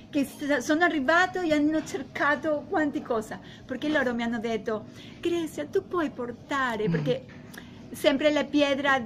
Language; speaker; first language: Italian; non-native, learner; Spanish